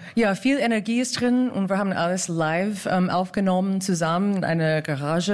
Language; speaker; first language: German; non-native, fluent; English